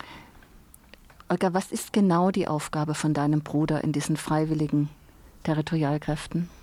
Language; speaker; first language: German; native; German